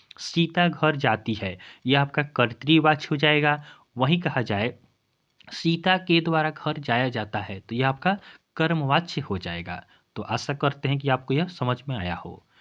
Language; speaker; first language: Hindi; native; Hindi